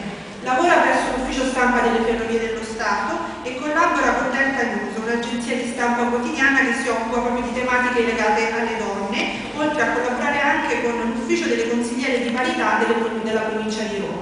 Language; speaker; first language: Italian; native; Italian